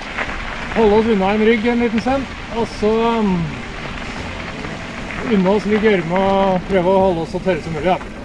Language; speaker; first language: Norwegian; native; Norwegian